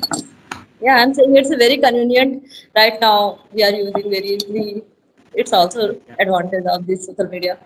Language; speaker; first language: English; non-native, learner; Hindi